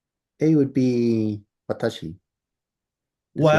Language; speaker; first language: Japanese; non-native, learner; English